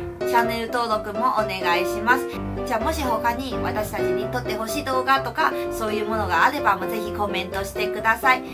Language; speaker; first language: Japanese; non-native, fluent; Chinese